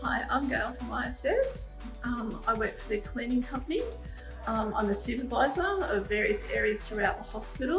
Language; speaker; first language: English; native; English